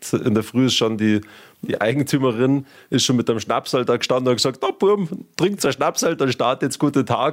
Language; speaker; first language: German; native; German